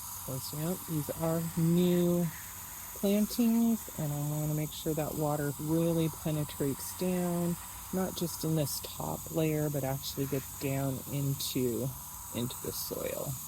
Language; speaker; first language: English; native; English